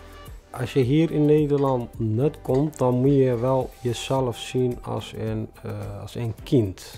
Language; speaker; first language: Dutch; non-native, fluent; Tigrinya